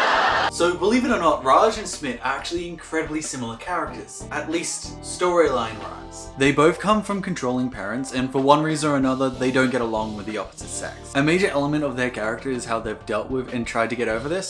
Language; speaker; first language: English; native; English